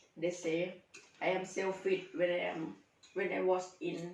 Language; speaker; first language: English; non-native, learner; Thai